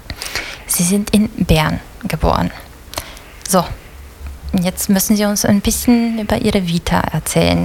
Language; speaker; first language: German; native; German